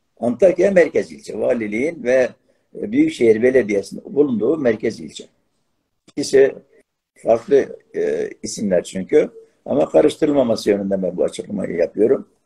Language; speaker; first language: Turkish; non-native, local second language; Arabic